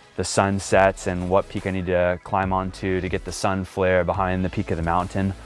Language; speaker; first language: English; native; English